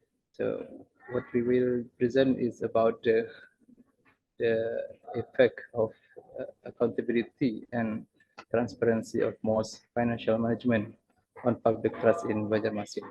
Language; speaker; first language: English; non-native, fluent; Banjar